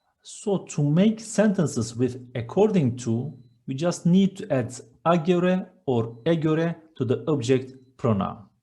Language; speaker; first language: English; non-native, fluent; Turkish